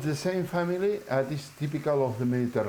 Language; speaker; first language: English; non-native, learner; Catalan